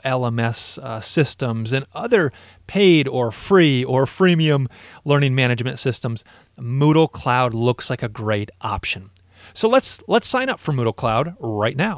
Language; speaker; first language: English; native; English